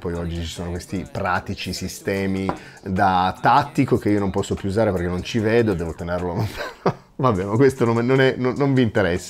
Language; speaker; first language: Italian; native; Italian